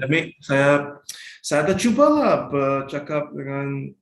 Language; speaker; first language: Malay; non-native, local second language; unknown